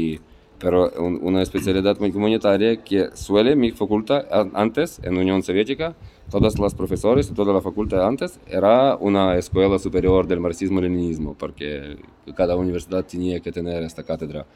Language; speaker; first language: Spanish; non-native, fluent; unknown